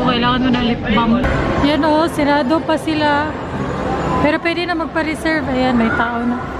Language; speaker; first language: Filipino; non-native, local second language; Cebuano